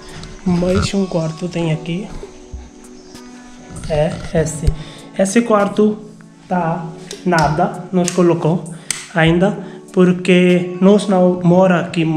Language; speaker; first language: Portuguese; non-native, learner; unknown